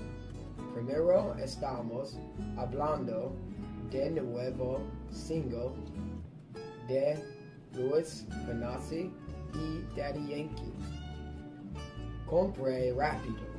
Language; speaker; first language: Spanish; non-native, learner; English